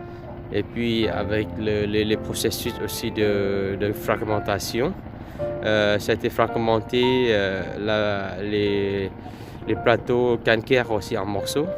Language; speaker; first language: French; non-native, fluent; Vietnamese